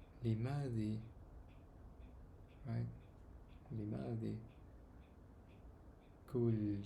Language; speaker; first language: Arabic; non-native, learner; English